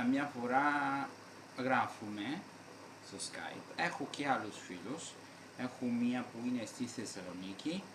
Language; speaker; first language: Greek; non-native, fluent; Italian